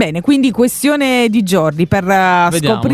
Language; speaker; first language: Italian; native; Italian